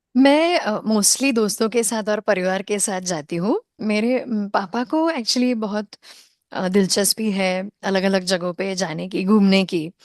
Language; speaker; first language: Hindi; non-native, local second language; Konkani